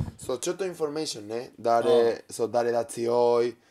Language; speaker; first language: Japanese; non-native, learner; Spanish